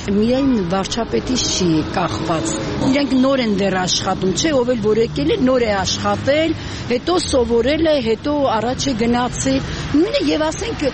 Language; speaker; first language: Armenian; native; Armenian